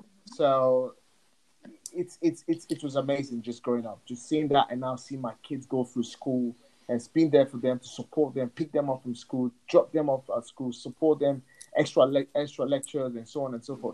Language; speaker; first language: English; non-native, local second language; Yoruba